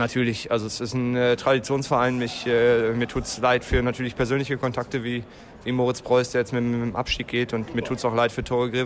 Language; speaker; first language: German; native; German